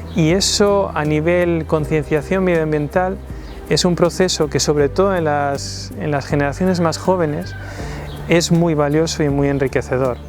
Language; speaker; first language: Spanish; native; Spanish